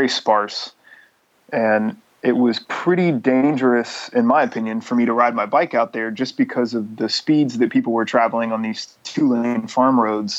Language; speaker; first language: English; native; English